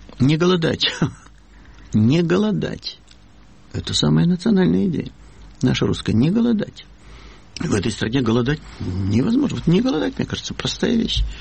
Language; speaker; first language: Russian; native; Russian